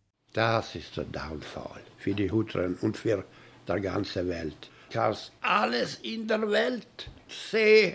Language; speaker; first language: German; early bilingual, heritage; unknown